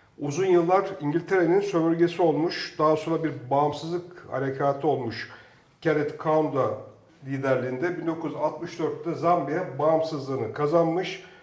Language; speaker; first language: Turkish; native; Turkish